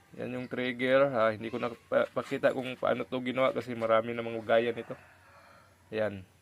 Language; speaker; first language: Filipino; non-native, local second language; Cebuano